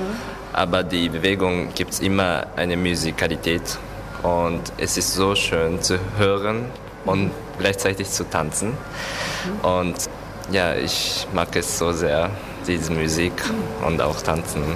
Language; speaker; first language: German; non-native, learner; Japanese